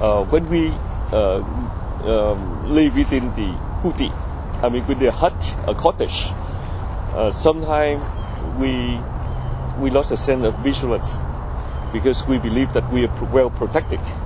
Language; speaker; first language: English; non-native, fluent; Vietnamese